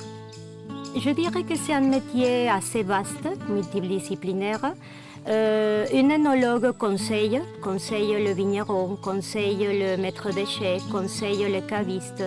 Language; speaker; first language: French; non-native, fluent; Spanish